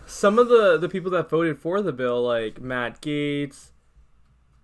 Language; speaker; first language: English; native; English